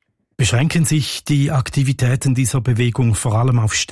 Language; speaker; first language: German; native; German